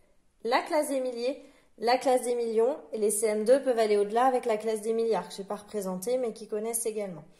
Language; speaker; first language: French; native; French